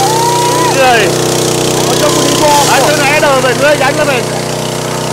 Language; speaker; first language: Portuguese; non-native, learner; Vietnamese